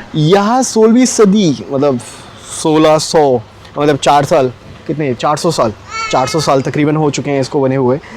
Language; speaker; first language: Hindi; native; Hindi